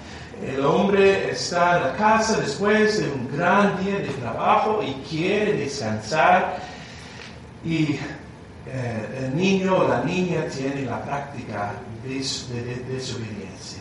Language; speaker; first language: Spanish; non-native, learner; English